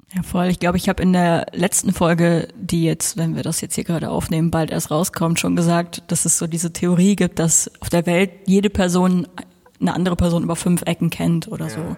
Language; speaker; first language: German; native; German